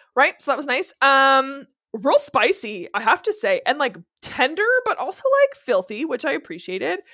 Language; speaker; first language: English; non-native, fluent; French